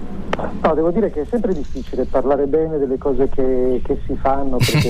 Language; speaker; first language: Italian; native; Italian